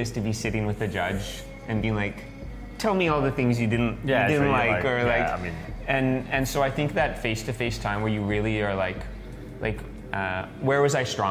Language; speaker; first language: English; native; English